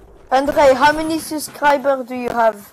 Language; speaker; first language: English; non-native, learner; French